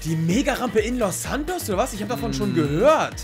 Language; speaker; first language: German; native; German